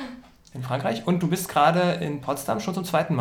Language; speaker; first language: German; native; German